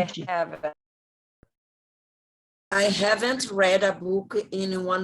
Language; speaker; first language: English; non-native, learner; Portuguese